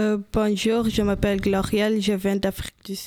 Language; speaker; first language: French; non-native, learner; English